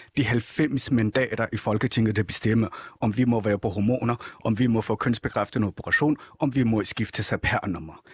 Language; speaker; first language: Danish; non-native, fluent; Somali